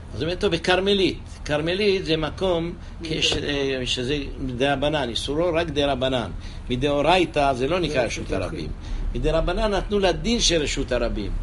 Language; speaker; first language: Hebrew; native; Hebrew